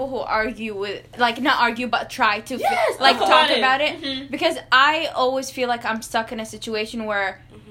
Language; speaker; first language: English; non-native, fluent; Arabic